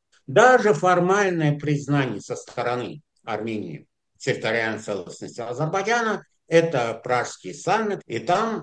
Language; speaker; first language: Russian; non-native, fluent; Azerbaijani